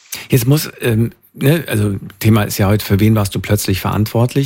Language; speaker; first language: German; native; German